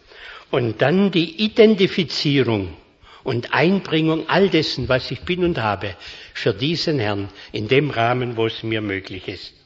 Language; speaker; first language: German; native; German